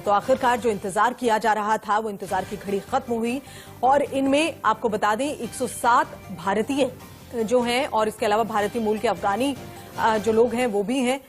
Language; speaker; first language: Hindi; native; Hindi